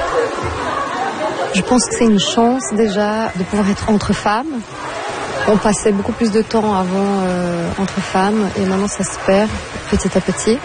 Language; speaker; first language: French; non-native, fluent; Portuguese